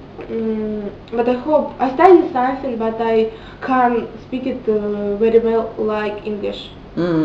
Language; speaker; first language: English; non-native, learner; Russian